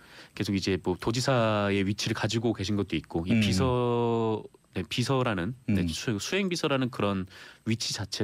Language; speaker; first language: Korean; native; Korean